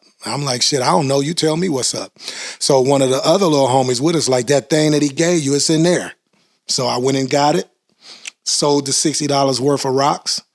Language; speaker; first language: English; native; English